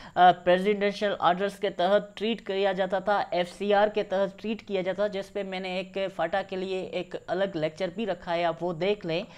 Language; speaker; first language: Urdu; non-native, local second language; Sindhi